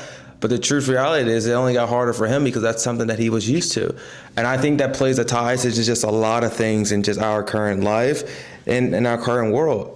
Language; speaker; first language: English; native; English